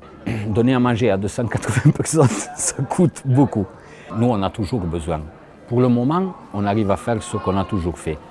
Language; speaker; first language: French; non-native, fluent; Italian